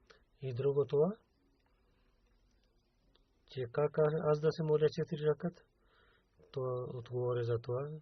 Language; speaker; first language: Bulgarian; non-native, learner; Urdu